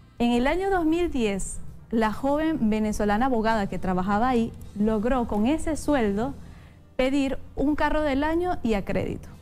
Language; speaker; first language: Spanish; native; Spanish